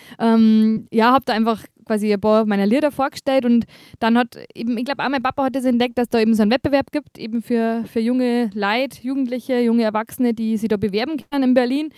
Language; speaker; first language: German; native; German